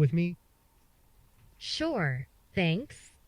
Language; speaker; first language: English; non-native, fluent; Korean